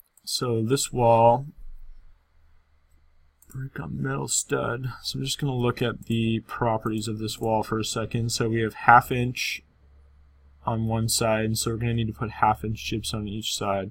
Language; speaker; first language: English; native; English